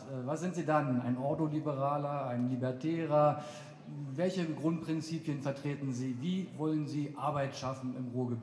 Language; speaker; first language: German; native; German